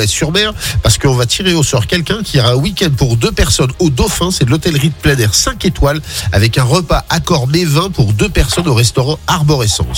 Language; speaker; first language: French; native; French